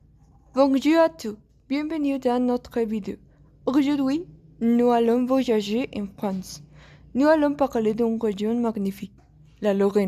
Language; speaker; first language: French; non-native, learner; Spanish